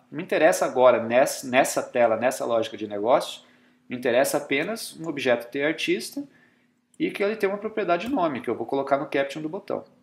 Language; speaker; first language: Portuguese; native; Portuguese